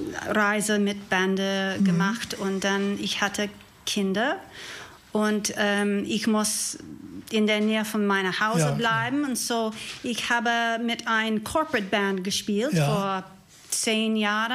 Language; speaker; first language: German; non-native, learner; English